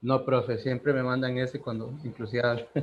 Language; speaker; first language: Spanish; native; Spanish